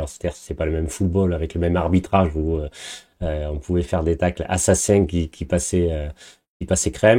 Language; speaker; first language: French; native; French